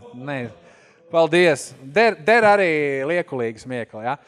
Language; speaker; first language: Latvian; native; Latvian